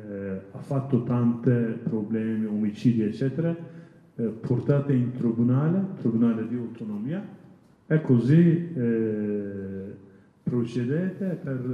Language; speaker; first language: Italian; non-native, learner; Kurdish